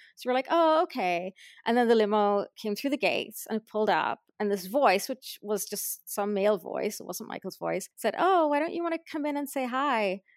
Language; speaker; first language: English; native; English